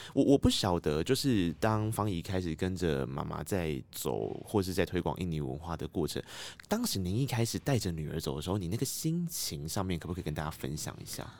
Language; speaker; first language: Chinese; native; Chinese